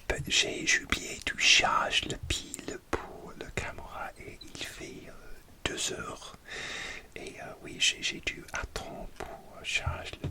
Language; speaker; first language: French; non-native, learner; English